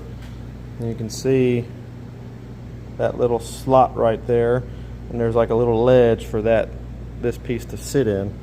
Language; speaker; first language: English; native; English